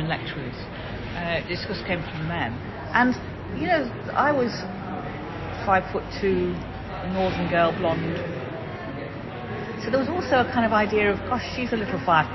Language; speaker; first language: English; native; English